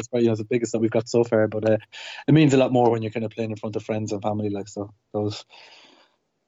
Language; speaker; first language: English; native; English